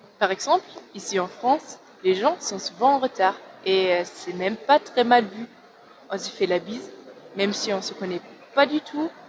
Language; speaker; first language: French; non-native, fluent; German